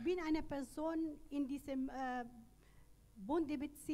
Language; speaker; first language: German; non-native, learner; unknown